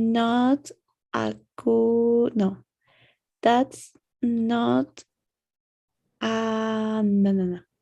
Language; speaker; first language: English; non-native, learner; Spanish